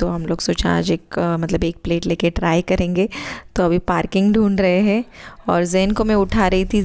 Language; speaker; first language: Hindi; native; Hindi